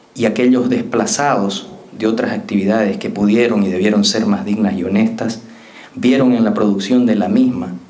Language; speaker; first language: Spanish; native; Spanish